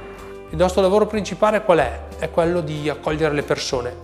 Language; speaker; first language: Italian; native; Italian